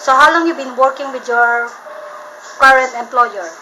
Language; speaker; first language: English; non-native, fluent; Cantonese